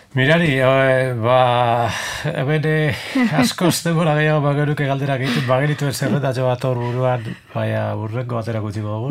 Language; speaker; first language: Basque; native; Basque